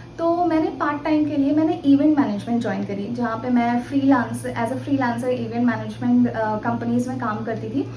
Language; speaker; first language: Hindi; native; Hindi